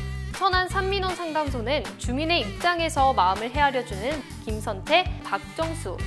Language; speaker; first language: Korean; native; Korean